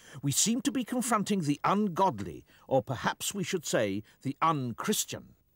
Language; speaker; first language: English; native; English